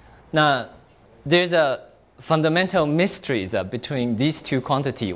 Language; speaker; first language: English; non-native, fluent; Chinese